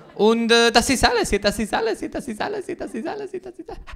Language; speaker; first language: German; non-native, learner; English